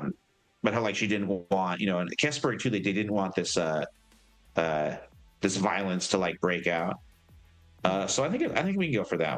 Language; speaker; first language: English; native; English